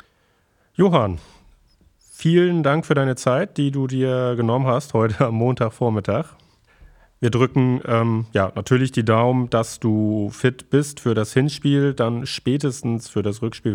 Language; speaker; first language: German; native; German